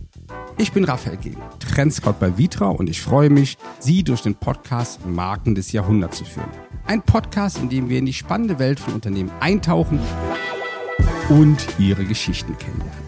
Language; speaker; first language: German; native; German